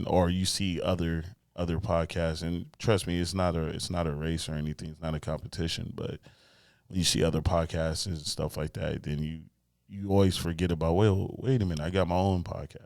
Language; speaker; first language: English; native; English